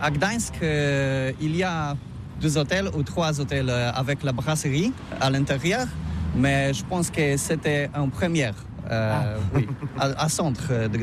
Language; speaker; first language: French; non-native, learner; Polish